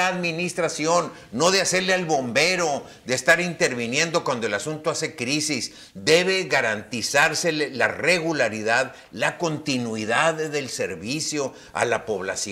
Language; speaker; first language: Spanish; native; Spanish